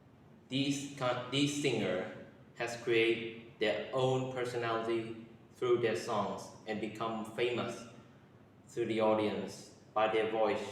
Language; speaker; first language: English; non-native, learner; Vietnamese